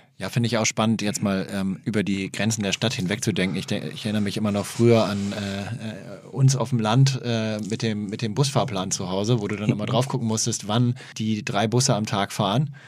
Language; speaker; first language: German; native; German